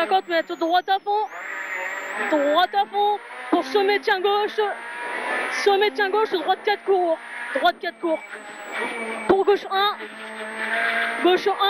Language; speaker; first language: French; native; French